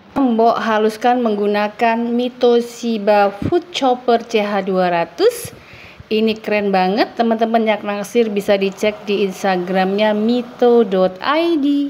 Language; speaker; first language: Indonesian; non-native, local second language; Javanese